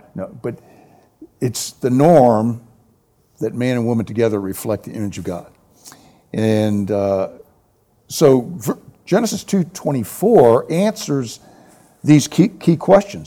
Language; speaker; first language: English; native; English